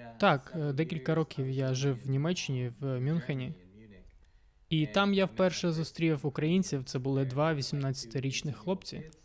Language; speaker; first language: Ukrainian; non-native, fluent; English